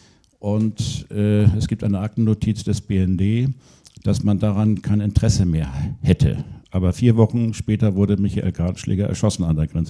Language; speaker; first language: German; native; German